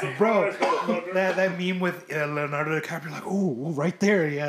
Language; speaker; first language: English; early bilingual, other home language; Spanish